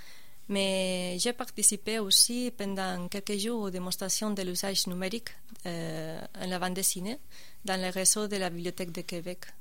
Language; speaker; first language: French; non-native, fluent; Spanish